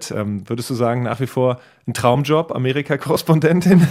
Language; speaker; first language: German; native; German